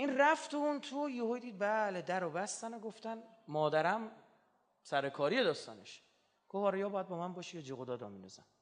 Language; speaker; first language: Persian; native; Persian